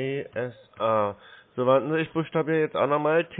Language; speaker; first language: German; native; German